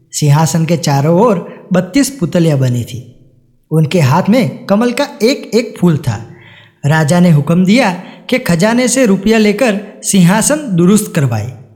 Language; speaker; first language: Hindi; non-native, local second language; Gujarati